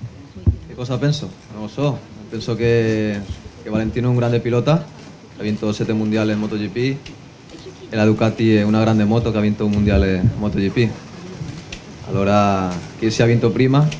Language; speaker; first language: Italian; non-native, fluent; Spanish